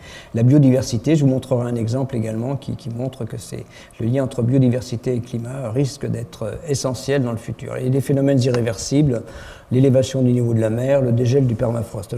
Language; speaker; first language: French; native; French